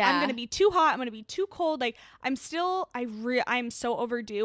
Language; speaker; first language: English; native; English